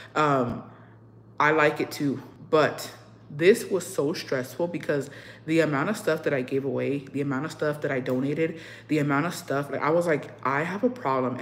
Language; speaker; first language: English; early bilingual, other home language; Spanish